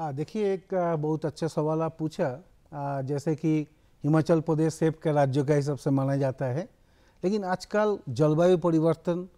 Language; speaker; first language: Hindi; non-native, local second language; Bangla